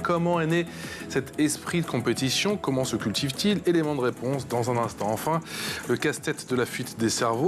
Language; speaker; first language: French; native; French